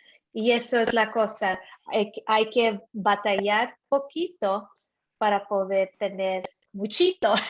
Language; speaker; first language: Spanish; early bilingual, heritage; Spanish